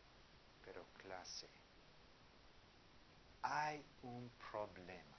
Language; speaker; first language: Spanish; non-native, learner; English